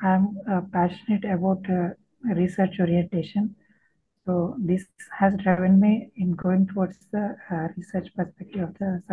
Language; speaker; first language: English; non-native, local second language; Telugu